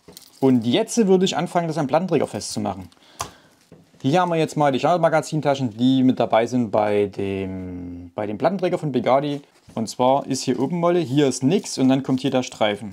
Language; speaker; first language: German; native; German